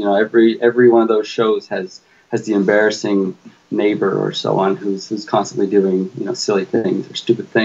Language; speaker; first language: English; native; English